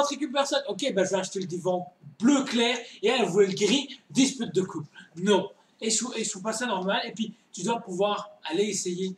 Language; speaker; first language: French; native; French